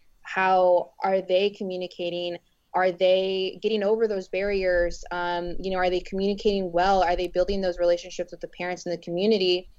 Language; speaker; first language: English; early bilingual, other home language; Spanish